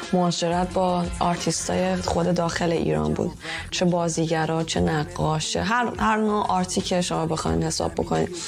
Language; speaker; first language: Persian; early bilingual, heritage; Persian